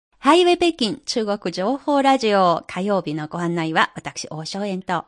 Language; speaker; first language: Japanese; non-native, fluent; Chinese